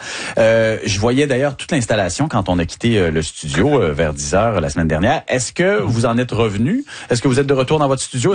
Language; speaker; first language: French; native; French